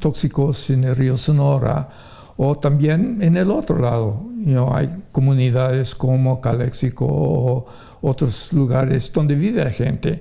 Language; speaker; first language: Spanish; non-native, fluent; English